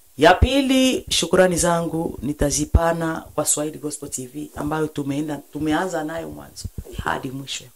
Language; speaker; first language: Swahili; native; Swahili